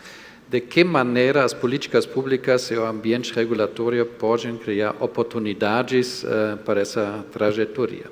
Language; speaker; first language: Portuguese; non-native, fluent; German